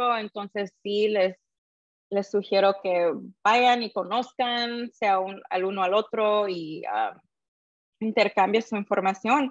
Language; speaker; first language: Spanish; early bilingual, heritage; Spanish